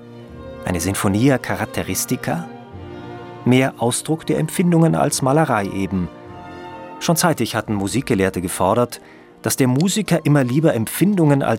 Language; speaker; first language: German; native; German